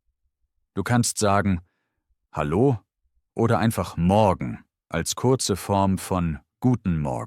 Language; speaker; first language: German; native; German